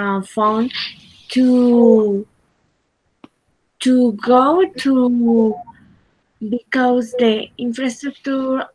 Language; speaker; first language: English; non-native, learner; Spanish